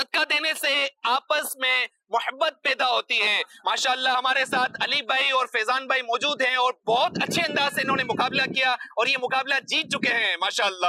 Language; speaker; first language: Urdu; native; Urdu